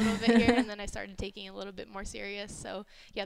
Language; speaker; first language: English; native; English